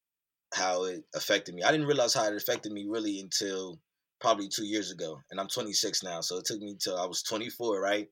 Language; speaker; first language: English; native; English